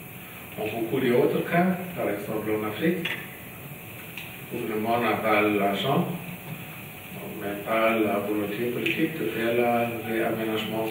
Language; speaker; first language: French; non-native, learner; German